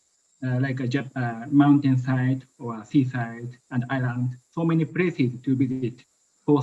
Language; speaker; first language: English; non-native, learner; Japanese